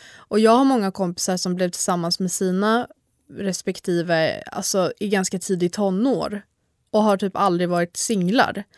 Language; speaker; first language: Swedish; native; Swedish